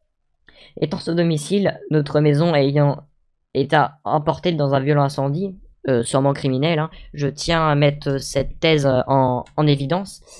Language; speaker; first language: French; native; French